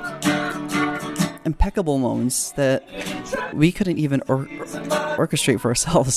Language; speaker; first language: English; non-native, local second language; Filipino